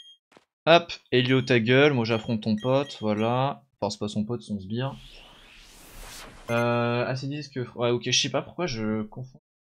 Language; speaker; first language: French; native; French